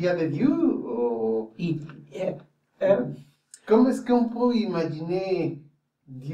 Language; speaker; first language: French; non-native, fluent; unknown